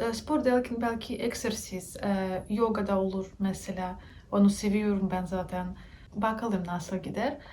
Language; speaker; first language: Turkish; non-native, learner; Russian